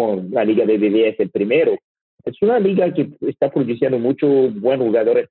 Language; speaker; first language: Spanish; non-native, learner; French